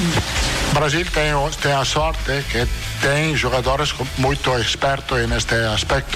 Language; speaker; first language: Portuguese; non-native, fluent; Italian